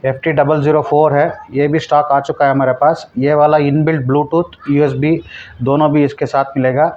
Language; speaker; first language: Hindi; non-native, local second language; Telugu